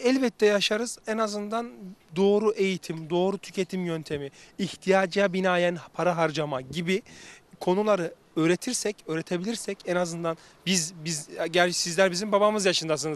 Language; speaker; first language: Turkish; native; Turkish